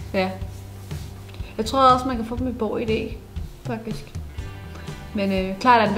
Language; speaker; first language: Danish; native; Danish